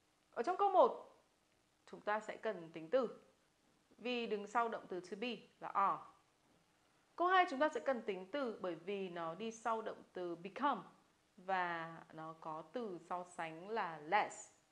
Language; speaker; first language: Vietnamese; native; Vietnamese